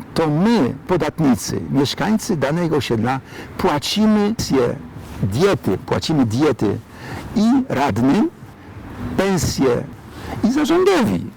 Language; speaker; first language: Polish; native; Polish